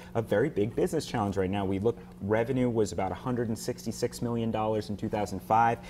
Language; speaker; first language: English; native; English